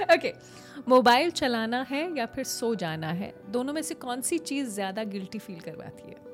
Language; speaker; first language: Hindi; native; Hindi